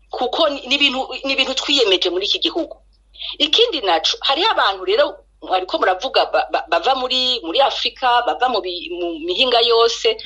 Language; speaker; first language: Rundi; native; Rundi